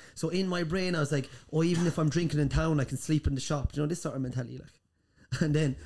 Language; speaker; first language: English; native; English